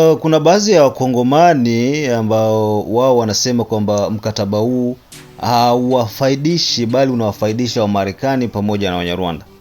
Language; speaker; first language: Swahili; native; Swahili